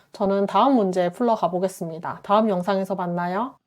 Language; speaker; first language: Korean; native; Korean